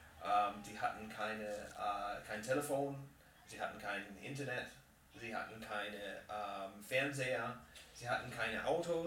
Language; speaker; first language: German; non-native, fluent; English